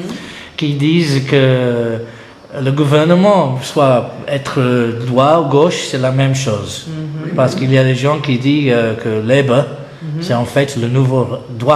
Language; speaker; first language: French; non-native, learner; English